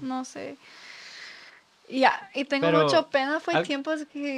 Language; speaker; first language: Spanish; non-native, learner; English